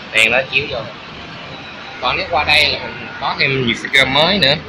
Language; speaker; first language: Vietnamese; early bilingual, heritage; Vietnamese